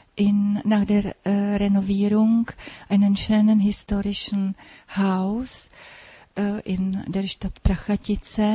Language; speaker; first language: German; non-native, learner; Czech